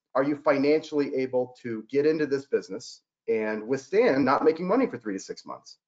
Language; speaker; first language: English; native; English